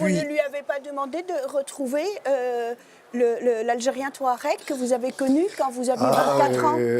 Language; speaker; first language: French; native; French